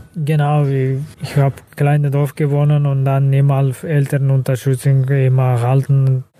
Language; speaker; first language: German; non-native, learner; Kazakh